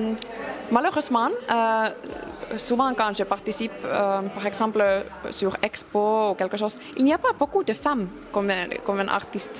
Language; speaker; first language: French; non-native, learner; Finnish